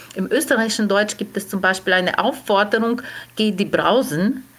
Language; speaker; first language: German; non-native, fluent; Ukrainian